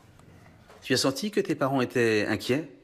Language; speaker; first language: French; native; French